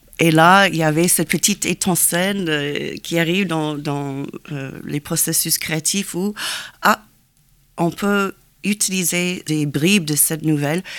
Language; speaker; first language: French; non-native, fluent; English